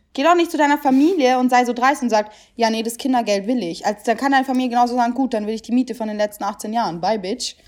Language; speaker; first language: German; early bilingual, other home language; Italian